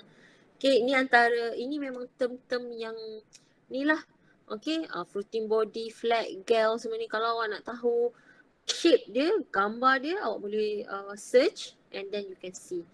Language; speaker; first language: Malay; native; Malay